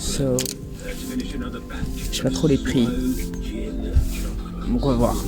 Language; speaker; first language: French; native; French